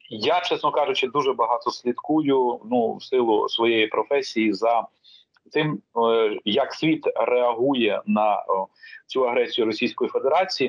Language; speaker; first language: Ukrainian; native; Ukrainian